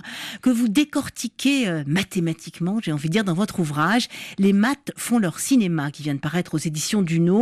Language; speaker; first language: French; native; French